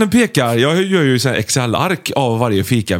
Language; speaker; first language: Swedish; native; Swedish